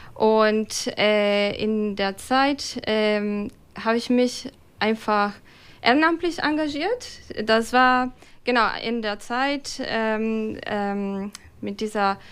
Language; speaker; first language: German; non-native, fluent; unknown